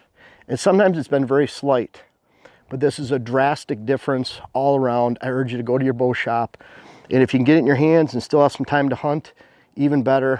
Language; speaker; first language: English; native; English